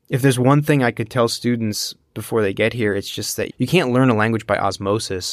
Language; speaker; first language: English; native; English